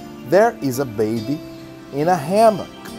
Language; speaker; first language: English; non-native, fluent; Portuguese